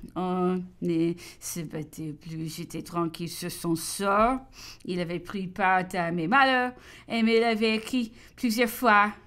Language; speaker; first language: French; non-native, fluent; English